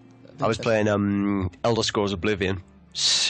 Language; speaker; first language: English; native; English